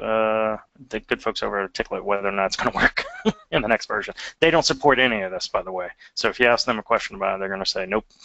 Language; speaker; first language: English; native; English